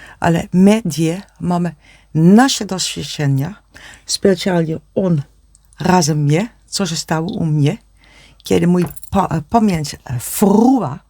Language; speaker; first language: Polish; non-native, learner; Dutch